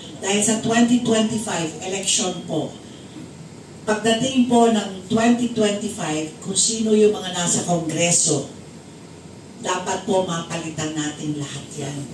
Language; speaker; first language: Filipino; native; Filipino